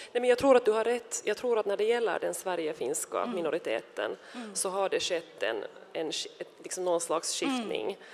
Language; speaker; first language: Swedish; native; Swedish